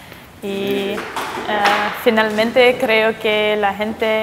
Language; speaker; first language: Spanish; non-native, fluent; English